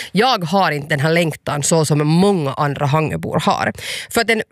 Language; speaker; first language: Swedish; native; Swedish